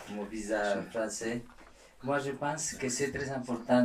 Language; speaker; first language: French; non-native, learner; Spanish